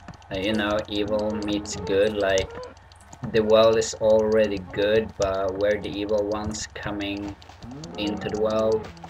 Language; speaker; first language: English; non-native, fluent; Swedish